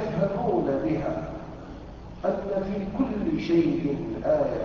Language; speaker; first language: Arabic; native; Arabic